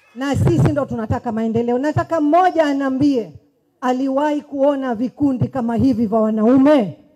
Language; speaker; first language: Swahili; native; Swahili